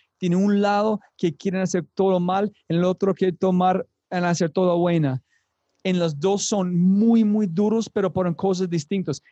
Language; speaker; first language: Spanish; non-native, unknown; English